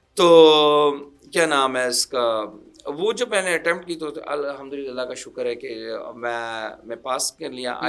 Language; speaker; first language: Urdu; non-native, local second language; Punjabi